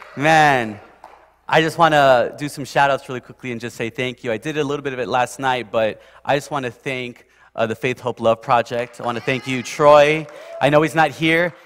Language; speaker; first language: English; native; English